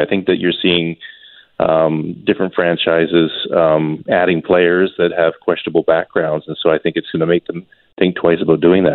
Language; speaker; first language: English; native; English